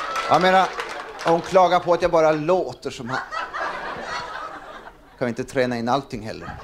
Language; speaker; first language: Swedish; native; Swedish